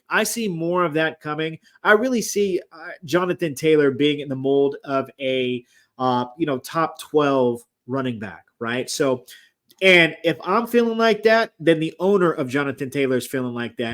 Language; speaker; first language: English; native; English